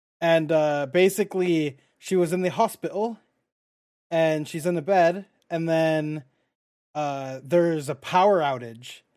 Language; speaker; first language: English; native; English